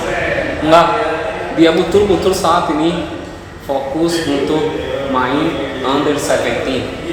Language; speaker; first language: Indonesian; non-native, fluent; Portuguese